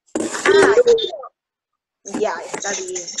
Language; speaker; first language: Spanish; native; Spanish